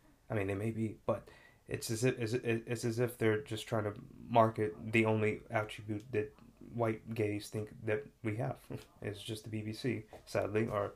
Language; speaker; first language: English; native; English